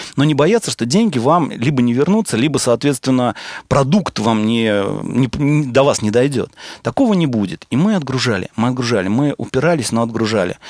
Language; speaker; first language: Russian; native; Russian